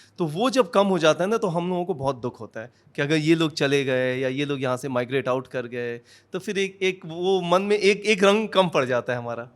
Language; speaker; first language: Hindi; native; Hindi